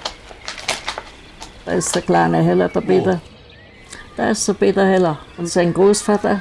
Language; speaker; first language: German; native; German